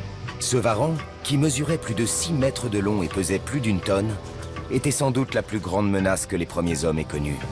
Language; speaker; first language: French; native; French